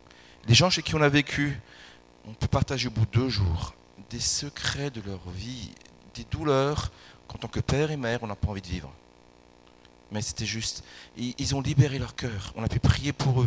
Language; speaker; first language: French; native; French